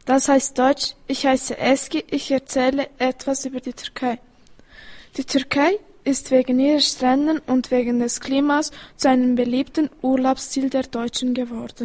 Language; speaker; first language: German; early bilingual, other home language; Turkish